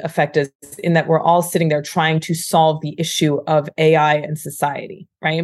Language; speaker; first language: English; native; English